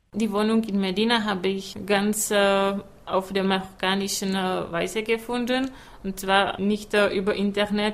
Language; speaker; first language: German; non-native, fluent; Czech